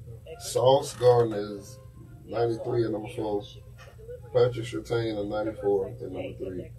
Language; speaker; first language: English; native; English